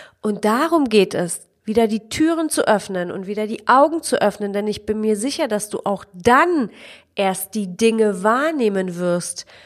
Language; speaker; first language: German; early bilingual, other home language; Polish